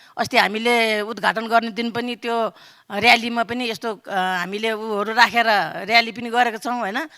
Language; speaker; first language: Nepali; non-native, local second language; Eastern Tamang